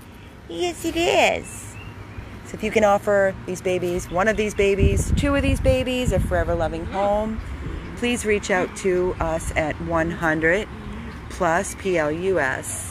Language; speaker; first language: English; native; English